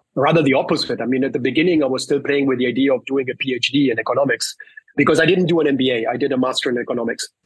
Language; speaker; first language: English; early bilingual, other home language; Spanish